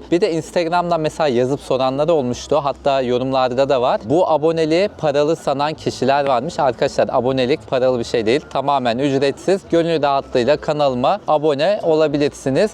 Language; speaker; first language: Turkish; native; Turkish